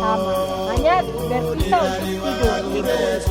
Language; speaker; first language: Indonesian; native; Indonesian